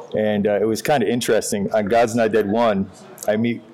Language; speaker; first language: English; native; English